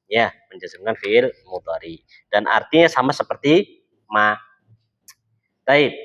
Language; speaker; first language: Indonesian; native; Indonesian